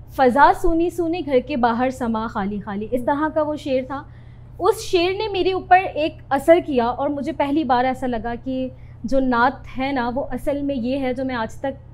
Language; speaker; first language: Urdu; native; Urdu